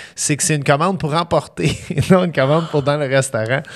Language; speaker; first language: French; native; French